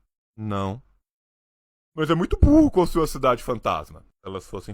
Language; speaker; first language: Portuguese; native; Portuguese